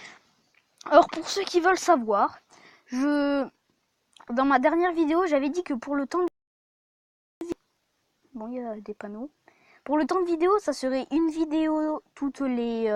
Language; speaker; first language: French; native; French